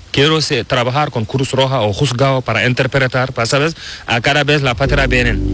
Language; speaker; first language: Spanish; non-native, learner; Fula